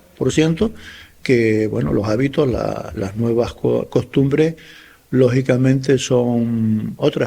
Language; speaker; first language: Spanish; native; Spanish